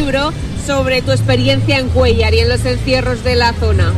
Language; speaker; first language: Spanish; native; Spanish